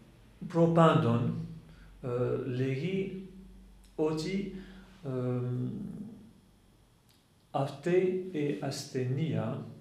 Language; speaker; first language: Greek; non-native, fluent; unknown